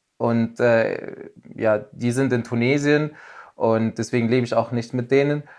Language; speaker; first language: German; non-native, fluent; Arabic